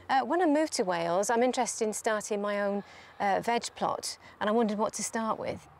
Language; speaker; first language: English; native; English